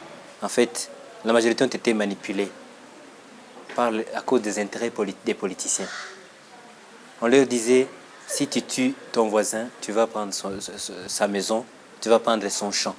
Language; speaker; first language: French; non-native, local second language; Kinyarwanda